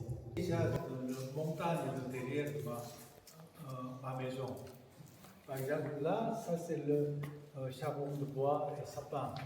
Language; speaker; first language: French; non-native, fluent; Korean